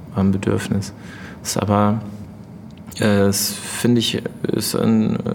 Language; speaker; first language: German; native; German